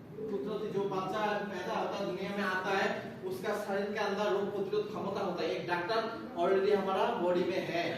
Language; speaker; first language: Hindi; non-native, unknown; Bangla